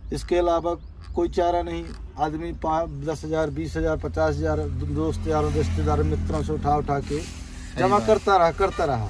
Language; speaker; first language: Hindi; native; Hindi